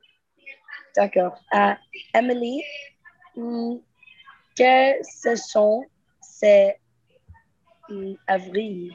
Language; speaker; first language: French; non-native, learner; Spanish